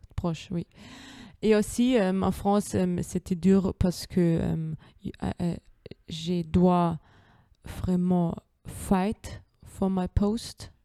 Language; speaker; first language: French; non-native, learner; German